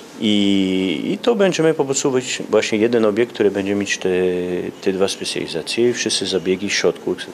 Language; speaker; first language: Polish; early bilingual, heritage; Polish